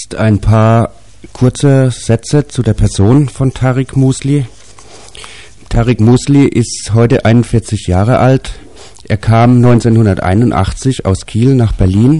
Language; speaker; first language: German; native; German